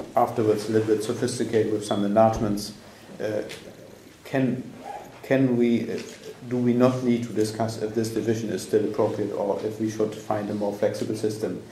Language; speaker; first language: English; non-native, fluent; German